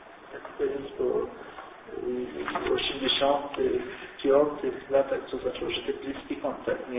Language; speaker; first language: Polish; early bilingual, heritage; Polish